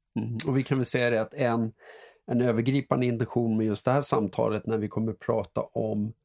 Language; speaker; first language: Swedish; native; Swedish